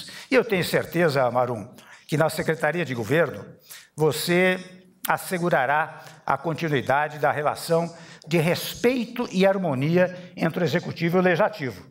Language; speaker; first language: Portuguese; native; Portuguese